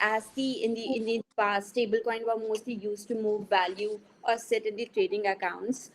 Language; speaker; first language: English; non-native, fluent; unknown